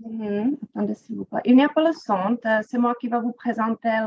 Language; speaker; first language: French; non-native, fluent; Czech